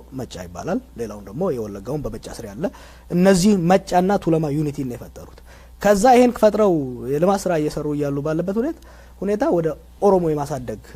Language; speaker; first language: Amharic; non-native, local second language; Oromo